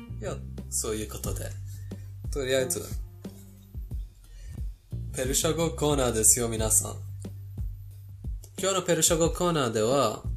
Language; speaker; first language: Japanese; non-native, fluent; Persian